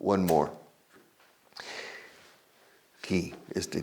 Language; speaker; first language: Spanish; non-native, fluent; English